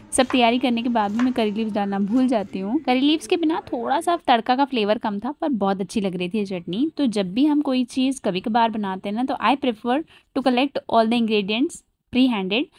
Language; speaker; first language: Hindi; native; Hindi